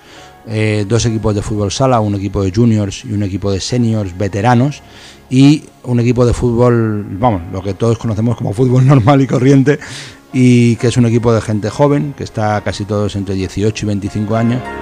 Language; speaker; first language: Spanish; native; Spanish